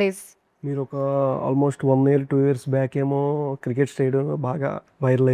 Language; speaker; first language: Telugu; native; Telugu